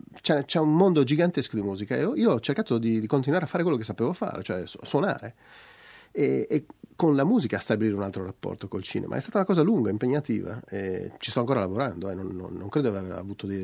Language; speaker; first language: Italian; native; Italian